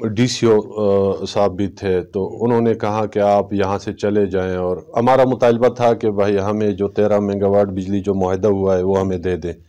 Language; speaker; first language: Urdu; non-native, local second language; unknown